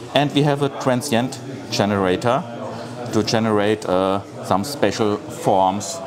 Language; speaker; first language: English; non-native, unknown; German